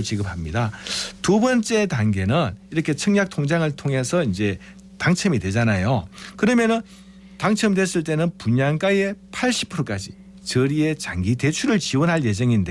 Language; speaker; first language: Korean; native; Korean